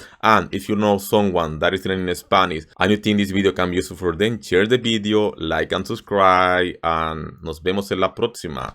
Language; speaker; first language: English; non-native, fluent; Spanish